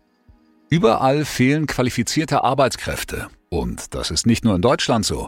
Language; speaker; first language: German; native; German